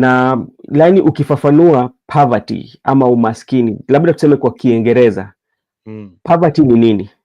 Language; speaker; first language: Swahili; non-native, local second language; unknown